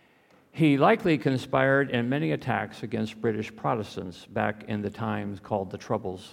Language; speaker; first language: English; native; English